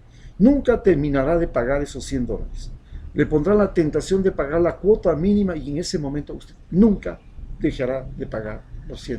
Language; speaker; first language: Spanish; native; Spanish